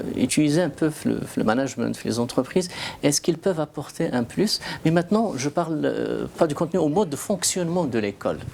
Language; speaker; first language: French; non-native, local second language; Arabic